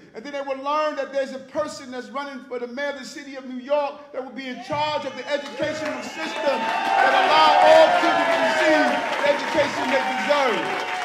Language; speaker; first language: English; native; English